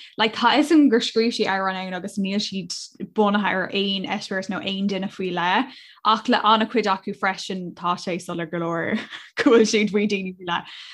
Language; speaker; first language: Irish; non-native, local second language; English